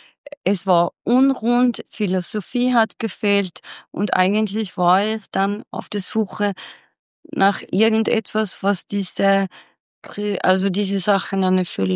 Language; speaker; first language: German; non-native, fluent; Swedish